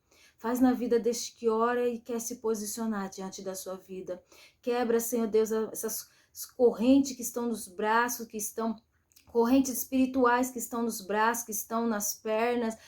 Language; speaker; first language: Portuguese; native; Portuguese